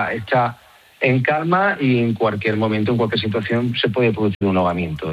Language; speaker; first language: Spanish; native; Spanish